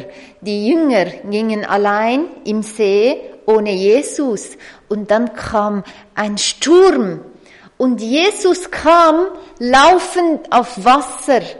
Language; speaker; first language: German; non-native, fluent; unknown